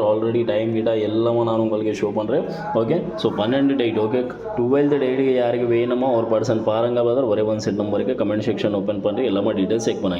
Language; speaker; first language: Tamil; non-native, learner; Kannada